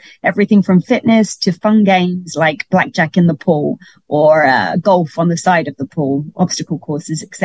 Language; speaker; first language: English; native; English